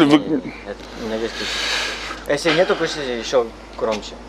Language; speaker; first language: Russian; early bilingual, heritage; Russian